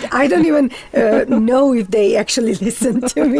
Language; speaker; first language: English; non-native, fluent; Macedonian